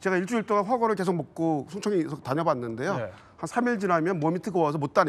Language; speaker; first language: Korean; native; Korean